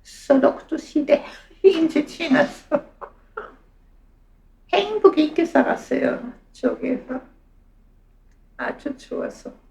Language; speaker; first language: Korean; non-native, fluent; German